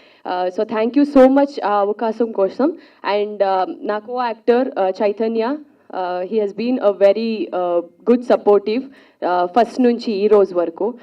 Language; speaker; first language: Telugu; non-native, local second language; Kannada